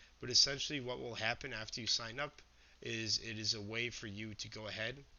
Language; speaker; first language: English; native; English